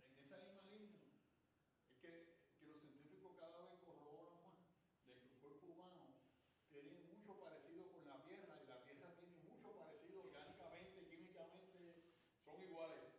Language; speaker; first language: Spanish; native; Spanish